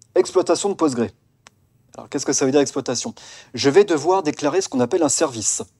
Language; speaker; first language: French; native; French